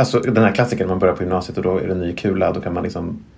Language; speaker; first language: Swedish; native; Swedish